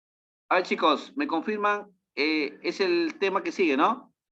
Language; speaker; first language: Spanish; native; Spanish